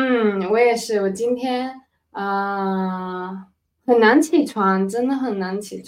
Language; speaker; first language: Chinese; non-native, fluent; Spanish